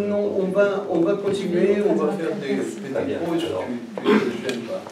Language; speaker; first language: French; non-native, fluent; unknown